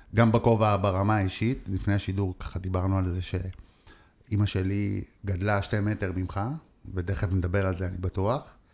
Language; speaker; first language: Hebrew; native; Hebrew